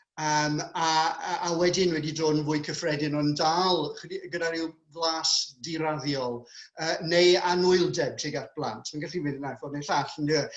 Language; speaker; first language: Welsh; non-native, local second language; English